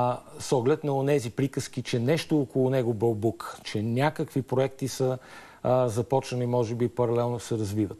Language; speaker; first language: Bulgarian; native; Bulgarian